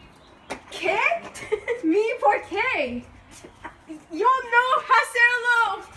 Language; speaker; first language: Spanish; non-native, learner; English